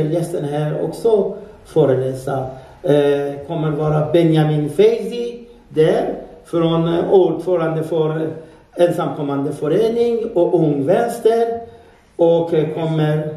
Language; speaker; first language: Swedish; non-native, fluent; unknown